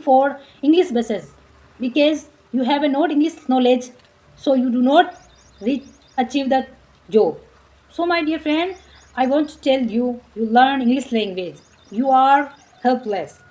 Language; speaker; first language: English; non-native, learner; Marwari